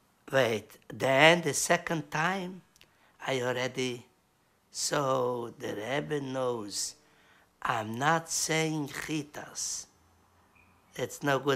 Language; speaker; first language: English; non-native, learner; Yiddish